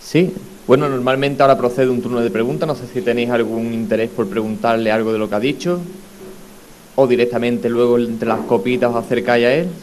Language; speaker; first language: Spanish; native; Spanish